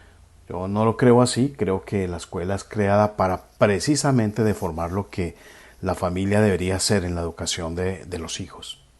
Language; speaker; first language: Spanish; native; Spanish